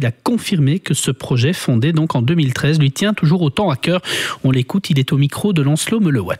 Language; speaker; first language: French; native; French